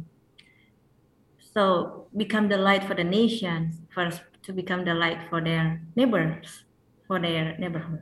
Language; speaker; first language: English; non-native, fluent; Indonesian